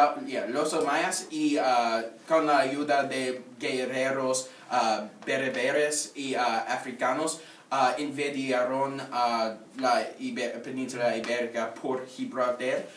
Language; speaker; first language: Spanish; non-native, learner; English